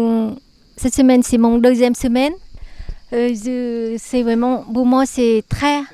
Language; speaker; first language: French; non-native, learner; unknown